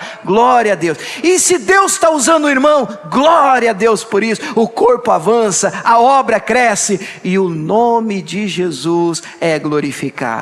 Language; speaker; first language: Portuguese; native; Portuguese